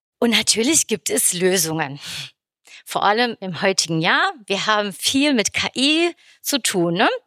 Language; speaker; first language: German; early bilingual, other home language; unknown